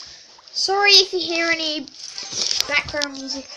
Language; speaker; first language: English; native; English